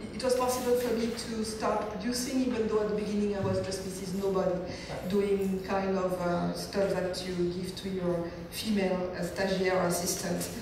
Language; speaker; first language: English; non-native, fluent; French